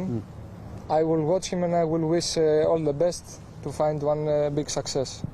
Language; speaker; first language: English; non-native, fluent; Greek